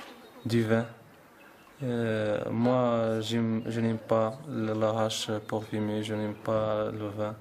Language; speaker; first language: French; non-native, learner; Arabic